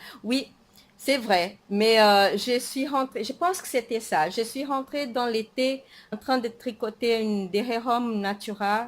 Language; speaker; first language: French; non-native, fluent; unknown